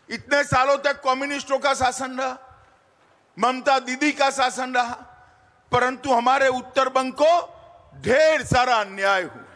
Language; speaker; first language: Hindi; native; Hindi